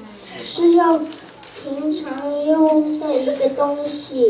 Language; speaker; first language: Chinese; early bilingual, heritage; Chinese